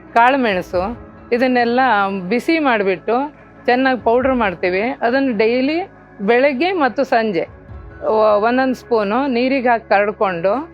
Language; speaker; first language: Kannada; native; Kannada